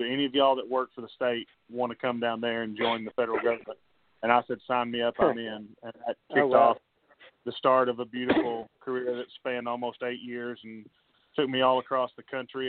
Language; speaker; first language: English; native; English